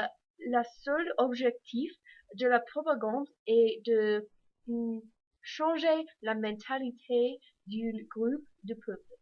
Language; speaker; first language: French; non-native, learner; English